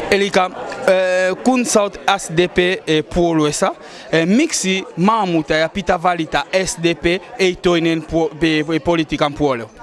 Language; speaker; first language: Finnish; non-native, fluent; Lingala